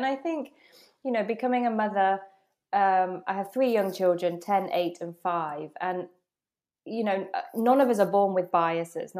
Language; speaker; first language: English; native; English